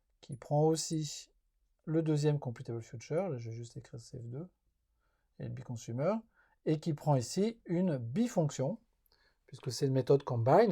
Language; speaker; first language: French; native; French